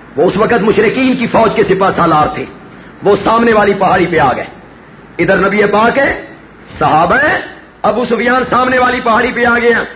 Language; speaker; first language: Urdu; non-native, local second language; Punjabi